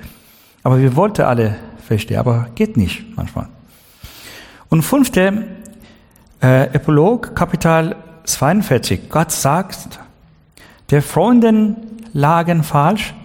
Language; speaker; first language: German; non-native, learner; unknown